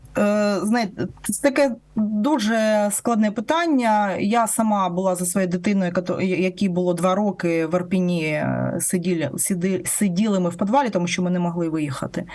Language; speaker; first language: Ukrainian; non-native, local second language; Russian